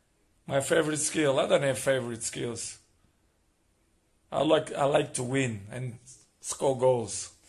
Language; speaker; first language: English; non-native, learner; Portuguese